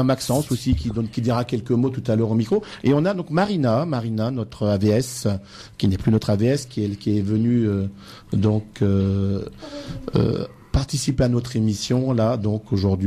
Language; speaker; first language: French; native; French